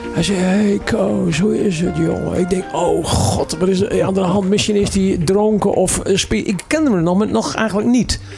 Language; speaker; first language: Dutch; native; Dutch